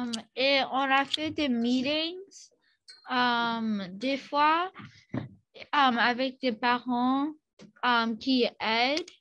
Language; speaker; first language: French; non-native, learner; English